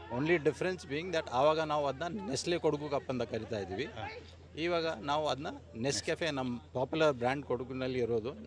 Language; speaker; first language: Kannada; non-native, local second language; Kodava